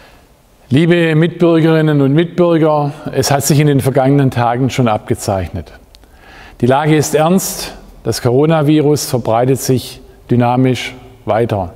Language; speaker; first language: German; native; German